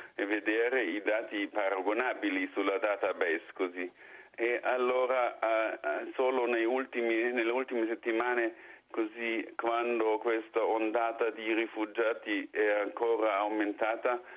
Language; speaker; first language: Italian; non-native, fluent; German